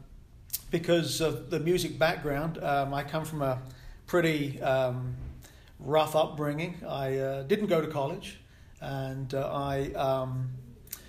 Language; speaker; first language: English; native; English